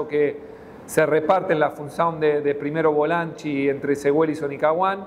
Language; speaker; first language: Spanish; non-native, fluent; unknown